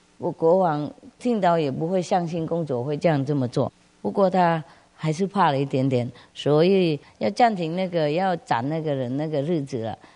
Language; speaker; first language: Chinese; non-native, fluent; Vietnamese